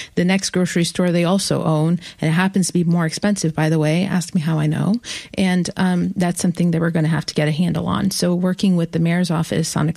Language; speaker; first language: English; native; English